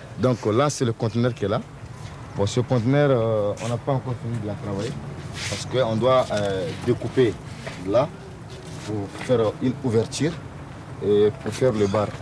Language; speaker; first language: French; non-native, local second language; Soninke